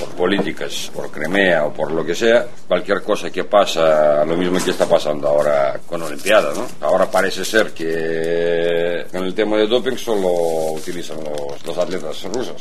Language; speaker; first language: Spanish; non-native, fluent; Russian